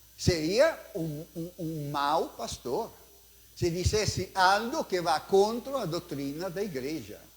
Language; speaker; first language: Portuguese; non-native, fluent; Italian